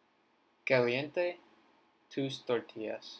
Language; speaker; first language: Spanish; non-native, learner; English